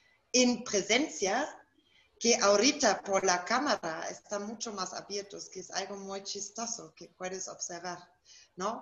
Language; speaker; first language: Spanish; non-native, fluent; German